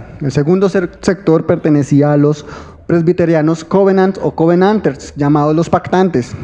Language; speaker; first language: Spanish; native; Spanish